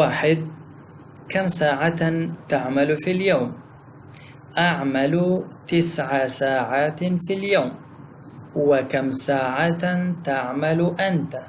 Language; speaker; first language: Arabic; non-native, fluent; Pashto